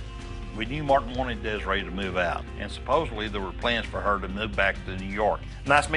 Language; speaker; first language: English; native; English